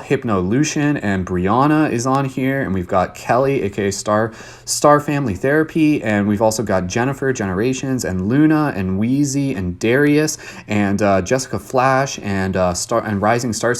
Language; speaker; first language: English; native; English